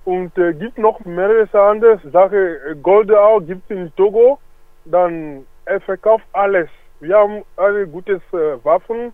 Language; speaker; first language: German; non-native, learner; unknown